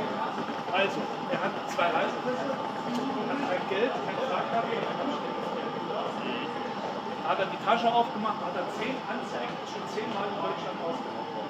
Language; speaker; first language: German; native; German